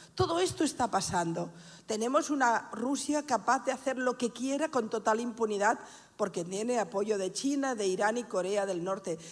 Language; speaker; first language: Spanish; non-native, local second language; Catalan